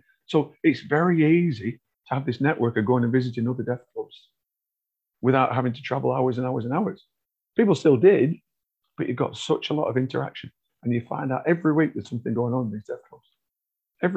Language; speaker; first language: English; native; English